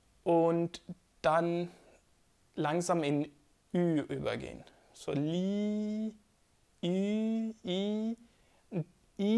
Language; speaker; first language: German; non-native, fluent; Swedish